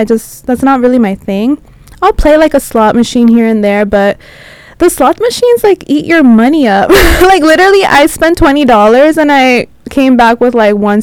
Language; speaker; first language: English; early bilingual, other home language; Spanish